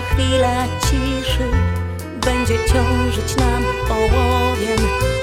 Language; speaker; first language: Polish; native; Polish